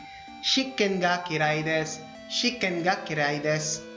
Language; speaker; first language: Japanese; non-native, fluent; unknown